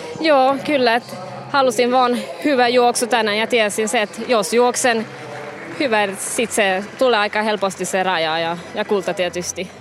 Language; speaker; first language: Finnish; non-native, fluent; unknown